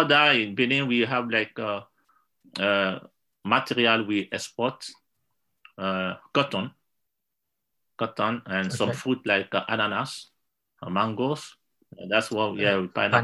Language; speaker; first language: English; non-native, learner; Yoruba